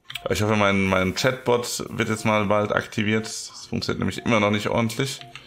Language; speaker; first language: German; native; German